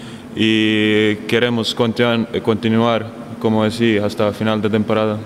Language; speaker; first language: Spanish; non-native, learner; Estonian